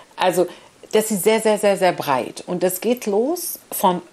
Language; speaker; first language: German; non-native, fluent; Arabic